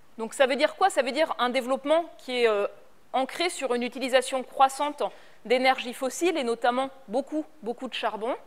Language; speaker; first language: French; native; French